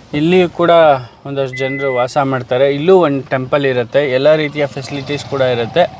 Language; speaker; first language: Kannada; native; Kannada